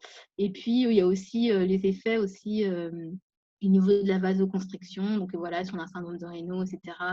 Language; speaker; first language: French; native; French